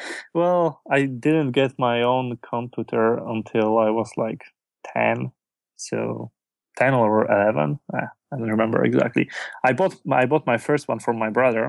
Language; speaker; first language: English; non-native, fluent; Polish